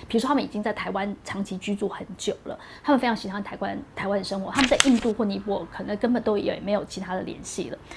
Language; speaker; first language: Chinese; native; Chinese